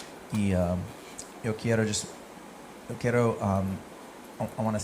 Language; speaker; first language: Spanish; non-native, learner; English